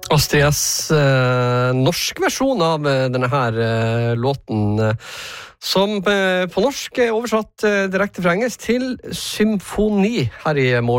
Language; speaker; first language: Norwegian; native; Norwegian